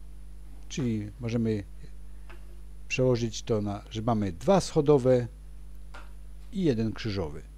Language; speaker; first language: Polish; native; Polish